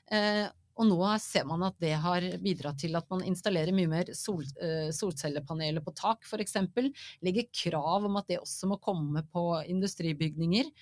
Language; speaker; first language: Norwegian; native; Norwegian